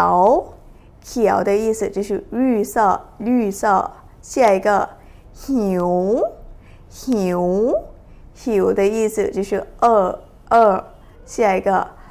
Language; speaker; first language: Chinese; non-native, fluent; Thai